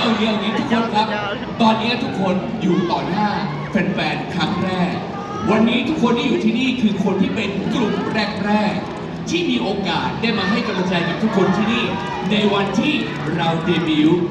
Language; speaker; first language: Thai; native; Thai